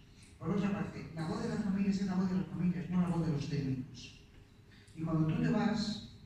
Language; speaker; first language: Spanish; native; Spanish